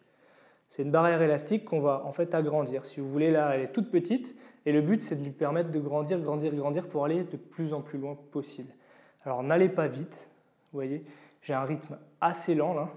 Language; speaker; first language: French; native; French